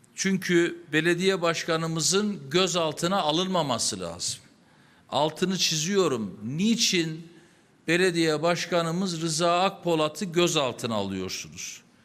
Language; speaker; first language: Turkish; native; Turkish